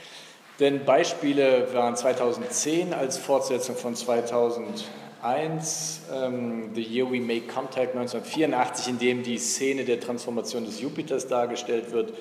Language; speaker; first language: German; native; German